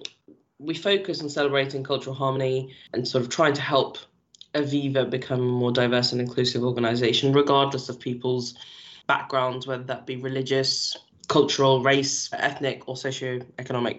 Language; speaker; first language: English; native; English